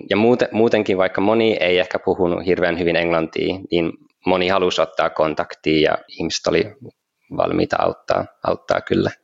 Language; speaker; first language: Finnish; native; Finnish